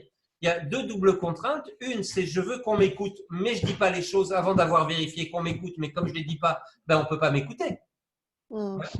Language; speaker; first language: French; native; French